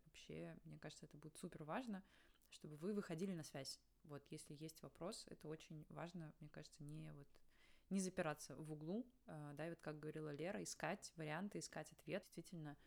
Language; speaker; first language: Russian; native; Russian